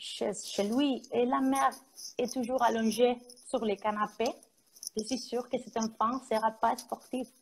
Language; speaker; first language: French; non-native, fluent; Spanish